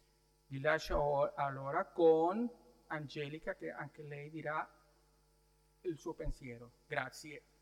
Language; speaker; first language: Italian; non-native, learner; Spanish